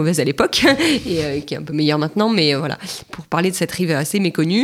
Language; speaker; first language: French; native; French